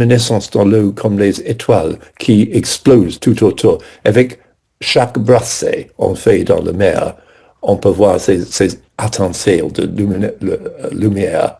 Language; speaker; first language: French; non-native, fluent; English